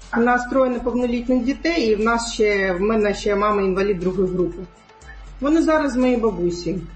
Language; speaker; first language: Ukrainian; non-native, local second language; Crimean Tatar